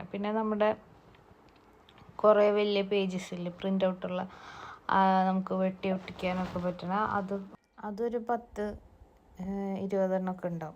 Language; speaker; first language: Malayalam; native; Malayalam